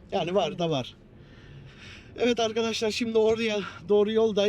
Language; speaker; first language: Turkish; early bilingual, heritage; Turkish